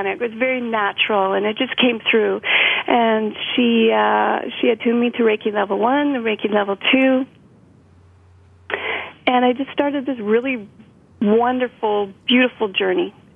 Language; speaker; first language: English; native; English